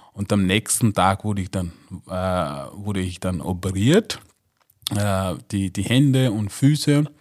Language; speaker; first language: German; non-native, fluent; Mossi